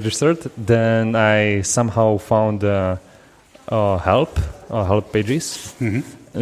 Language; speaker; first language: English; non-native, fluent; Slovak